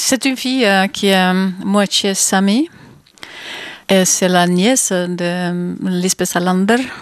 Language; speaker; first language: French; non-native, fluent; Swedish